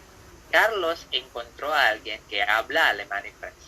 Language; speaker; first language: Spanish; non-native, fluent; Filipino